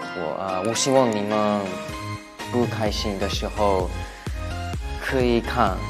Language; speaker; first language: Chinese; non-native, learner; English